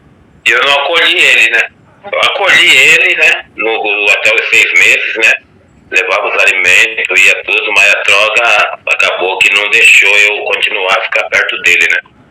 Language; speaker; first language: Portuguese; native; Portuguese